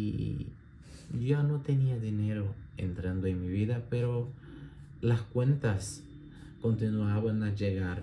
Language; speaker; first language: Spanish; non-native, learner; Portuguese